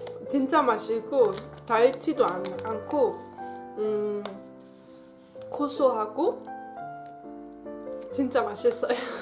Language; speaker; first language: Korean; non-native, fluent; Dutch